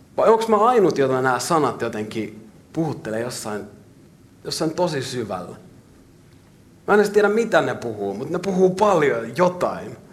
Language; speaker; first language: Finnish; native; Finnish